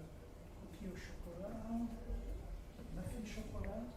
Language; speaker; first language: French; non-native, learner; German